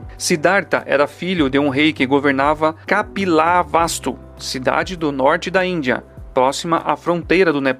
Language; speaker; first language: Portuguese; native; Portuguese